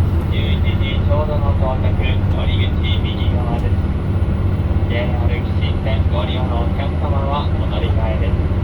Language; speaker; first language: Japanese; native; Japanese